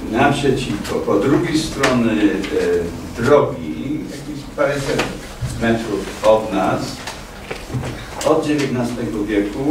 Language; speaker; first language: Polish; non-native, fluent; English